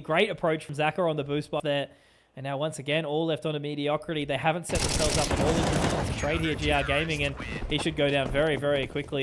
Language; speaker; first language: English; native; English